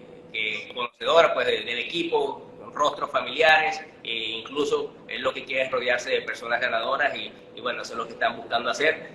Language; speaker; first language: Spanish; native; Spanish